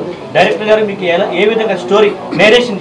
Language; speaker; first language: Telugu; native; Telugu